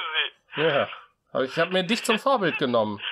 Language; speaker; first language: German; native; German